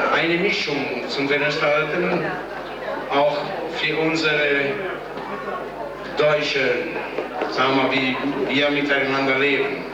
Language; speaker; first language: German; non-native, fluent; Italian